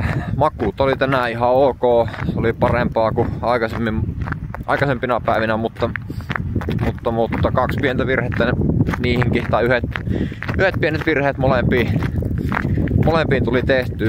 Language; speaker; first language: Finnish; native; Finnish